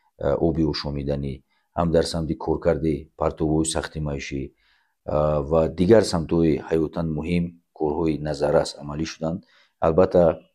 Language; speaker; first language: Tajik; native; Tajik